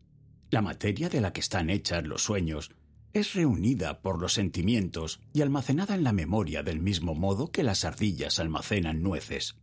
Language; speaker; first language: Spanish; native; Spanish